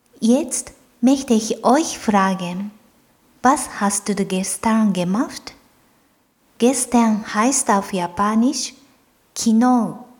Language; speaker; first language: German; non-native, fluent; Japanese